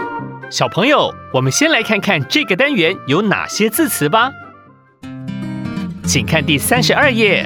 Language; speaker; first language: Chinese; native; Chinese